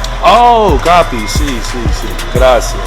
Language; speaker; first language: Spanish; non-native, learner; English